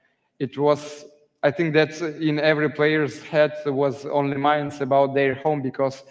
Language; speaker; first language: English; non-native, learner; Ukrainian